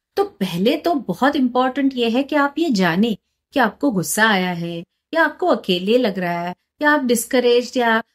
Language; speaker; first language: Hindi; non-native, local second language; Marathi